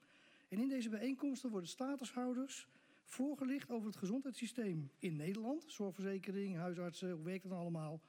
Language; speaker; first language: Dutch; native; Dutch